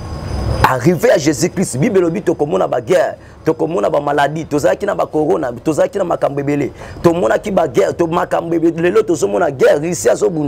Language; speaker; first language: French; non-native, local second language; Lingala